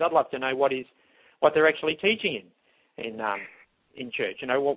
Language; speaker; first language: English; native; English